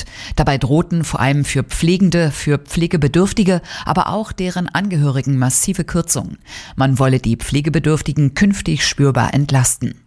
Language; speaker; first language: German; native; German